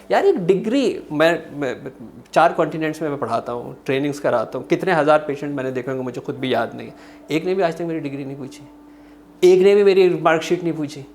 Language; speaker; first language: Urdu; native; Urdu